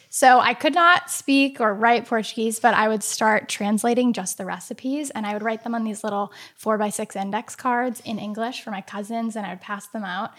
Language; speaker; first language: English; early bilingual, other home language; Portuguese